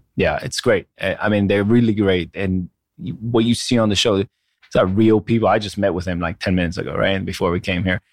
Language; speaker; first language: English; non-native, fluent; Hebrew